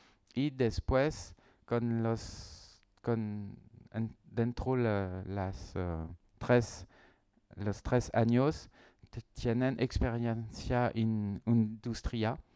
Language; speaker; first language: Spanish; non-native, learner; French